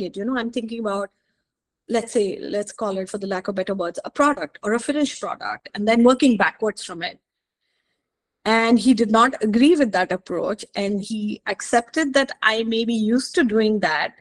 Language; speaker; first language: English; non-native, local second language; Hindi